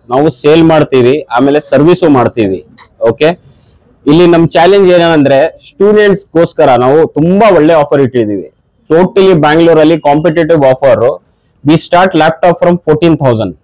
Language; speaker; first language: Kannada; non-native, local second language; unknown